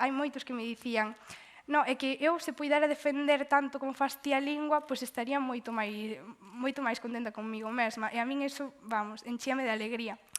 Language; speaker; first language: Galician; native; Galician